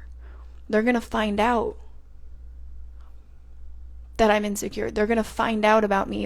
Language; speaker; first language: English; native; English